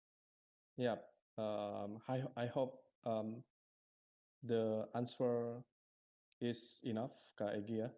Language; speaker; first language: English; non-native, fluent; Indonesian